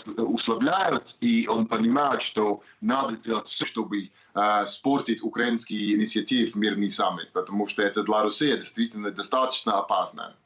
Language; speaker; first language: Russian; non-native, learner; English